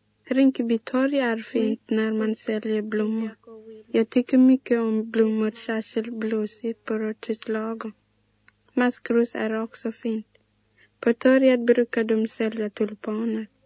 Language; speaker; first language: Swedish; early bilingual, other home language; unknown